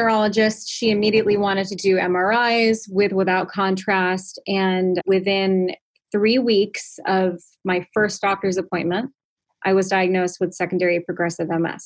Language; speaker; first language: English; native; English